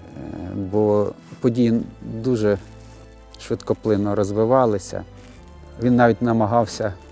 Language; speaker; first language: Ukrainian; native; Ukrainian